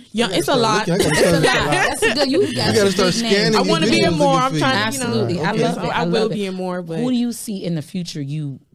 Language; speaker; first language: English; native; English